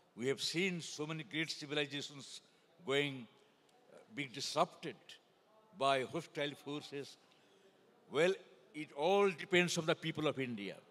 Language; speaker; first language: English; non-native, local second language; Odia